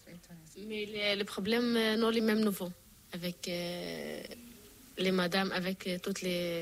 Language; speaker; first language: French; non-native, learner; Arabic